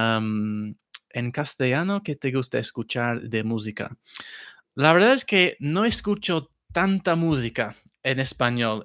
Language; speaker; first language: Spanish; non-native, fluent; English